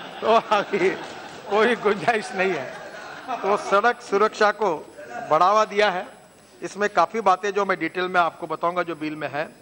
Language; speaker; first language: Hindi; non-native, local second language; Marathi